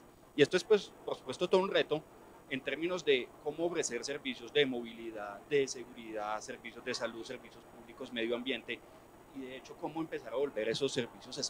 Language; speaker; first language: Spanish; native; Spanish